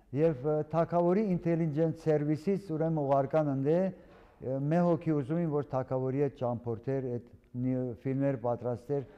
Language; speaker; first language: Armenian; early bilingual, heritage; Armenian